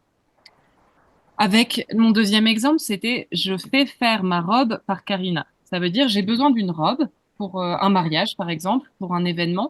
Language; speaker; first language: French; native; French